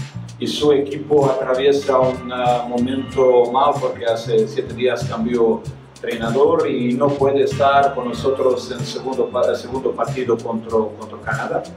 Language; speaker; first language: Spanish; non-native, fluent; Serbian